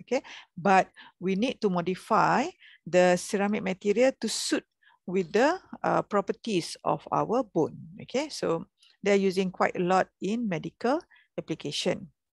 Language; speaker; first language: English; non-native, local second language; Malay